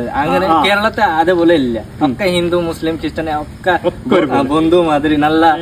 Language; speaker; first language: Malayalam; non-native, learner; Bangla